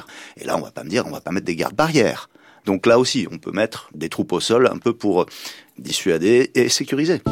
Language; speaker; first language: French; native; French